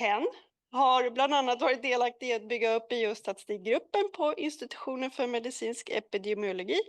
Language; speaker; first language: Swedish; native; Swedish